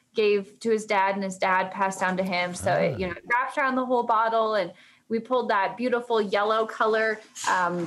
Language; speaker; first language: English; native; English